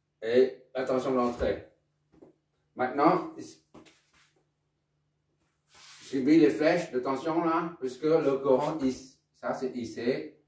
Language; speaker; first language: French; non-native, local second language; Arabic